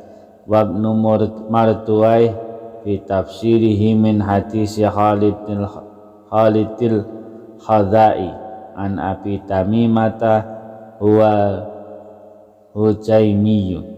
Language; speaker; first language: Arabic; non-native, fluent; Indonesian